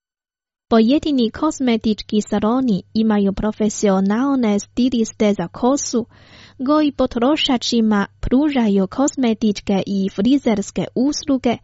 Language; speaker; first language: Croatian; non-native, fluent; Chinese